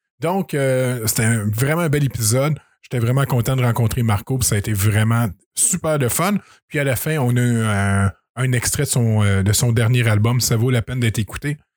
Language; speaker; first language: French; native; French